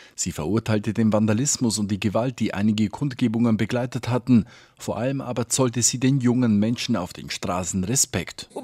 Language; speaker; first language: German; native; German